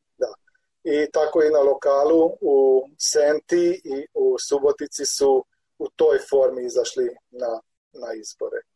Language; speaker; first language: Serbian; non-native, local second language; Hungarian